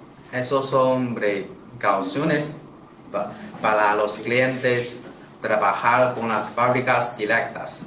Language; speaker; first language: Spanish; non-native, learner; Chinese